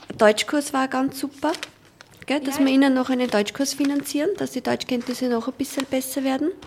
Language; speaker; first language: German; native; German